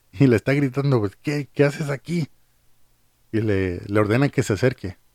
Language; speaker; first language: Spanish; early bilingual, heritage; Spanish